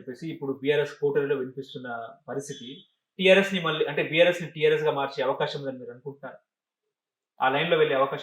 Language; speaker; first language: Telugu; native; Telugu